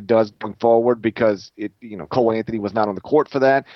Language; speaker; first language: English; native; English